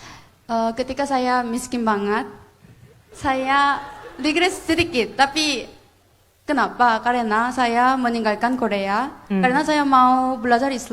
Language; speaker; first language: Indonesian; non-native, fluent; Korean